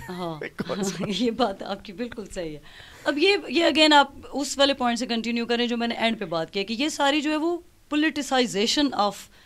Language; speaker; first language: Urdu; non-native, local second language; Punjabi